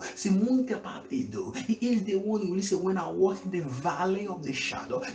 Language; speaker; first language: English; non-native, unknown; Haitian Creole